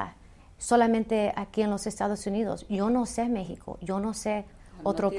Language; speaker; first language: Spanish; early bilingual, heritage; Spanish